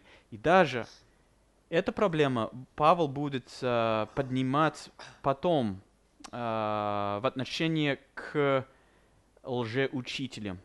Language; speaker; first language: Russian; non-native, fluent; English